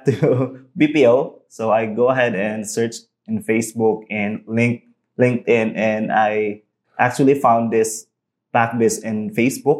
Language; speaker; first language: English; non-native, local second language; Cebuano